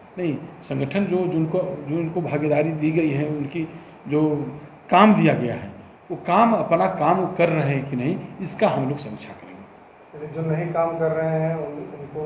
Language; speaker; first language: Hindi; native; Hindi